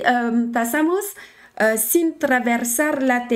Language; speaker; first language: Spanish; non-native, learner; French